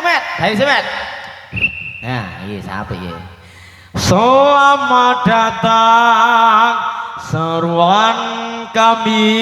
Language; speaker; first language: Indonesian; non-native, local second language; Javanese